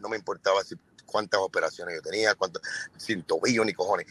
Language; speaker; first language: Spanish; early bilingual, other home language; English